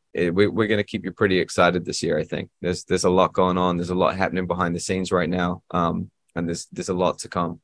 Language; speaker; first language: English; native; English